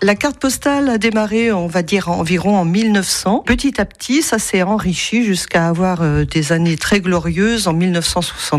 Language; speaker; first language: French; native; French